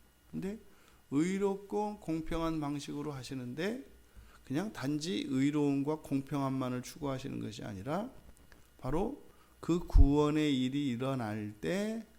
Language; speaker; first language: Korean; native; Korean